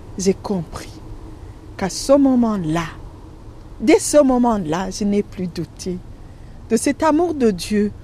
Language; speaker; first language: French; non-native, local second language; Rundi